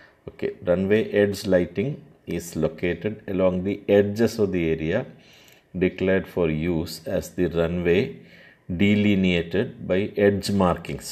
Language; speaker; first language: English; non-native, local second language; Malayalam